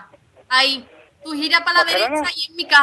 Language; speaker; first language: Spanish; native; Spanish